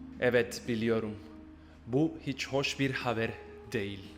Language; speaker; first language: Turkish; non-native, fluent; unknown